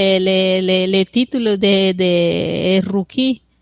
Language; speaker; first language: French; non-native, fluent; Spanish